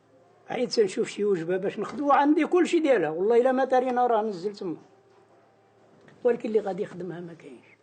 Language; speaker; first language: Arabic; native; Arabic